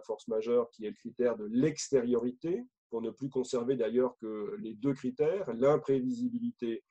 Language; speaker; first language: French; native; French